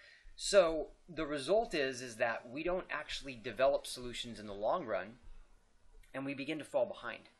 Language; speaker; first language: English; native; English